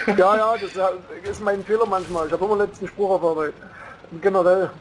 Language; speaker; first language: German; native; German